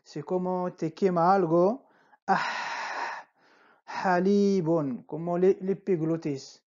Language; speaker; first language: Spanish; non-native, fluent; Arabic